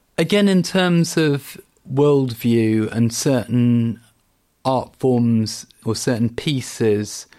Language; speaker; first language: English; native; English